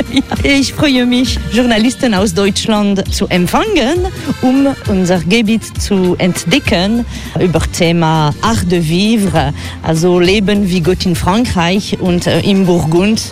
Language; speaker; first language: German; non-native, learner; French